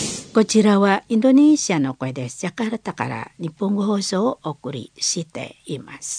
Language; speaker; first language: Japanese; non-native, learner; Indonesian